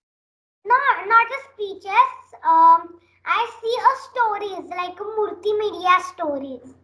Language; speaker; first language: English; non-native, learner; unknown